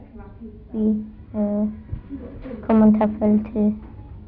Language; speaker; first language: French; non-native, learner; English